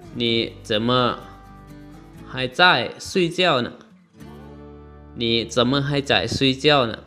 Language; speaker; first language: Chinese; non-native, fluent; Lao